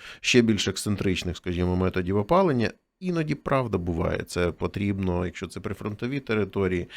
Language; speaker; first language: Ukrainian; native; Ukrainian